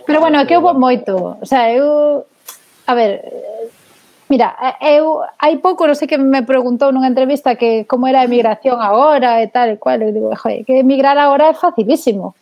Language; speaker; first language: Galician; native; Galician